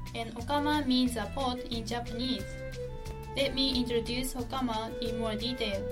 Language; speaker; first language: English; non-native, fluent; Japanese